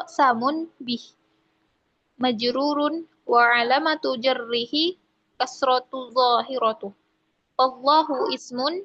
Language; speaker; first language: Arabic; non-native, learner; Indonesian